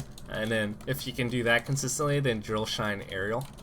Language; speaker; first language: English; native; English